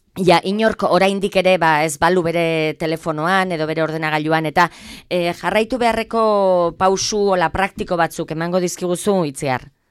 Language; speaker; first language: Basque; native; Basque